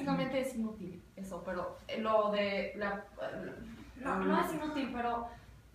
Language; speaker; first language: Spanish; early bilingual, heritage; Spanish